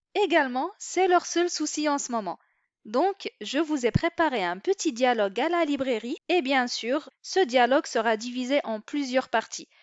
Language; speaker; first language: French; non-native, local second language; Arabic